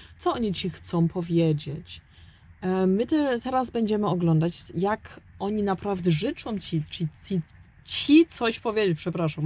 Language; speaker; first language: Polish; early bilingual, heritage; German